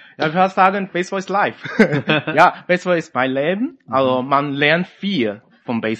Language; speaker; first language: German; non-native, fluent; Chinese